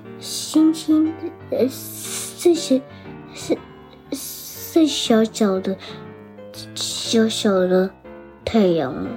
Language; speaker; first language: Chinese; early bilingual, heritage; Chinese